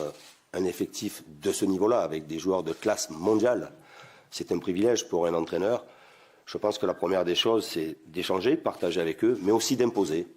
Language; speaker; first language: French; native; French